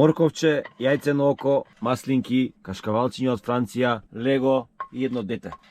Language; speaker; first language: Macedonian; native; Macedonian